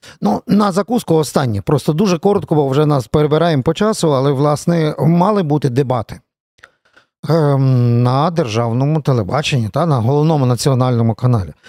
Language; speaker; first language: Ukrainian; native; Ukrainian